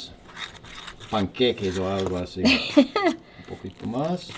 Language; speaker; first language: Spanish; non-native, learner; English